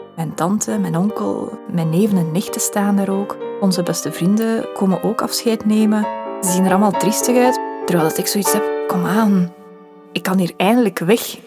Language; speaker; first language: Dutch; early bilingual, other home language; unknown